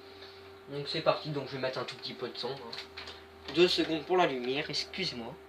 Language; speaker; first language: French; native; French